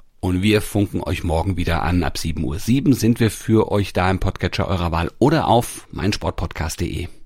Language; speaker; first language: German; native; German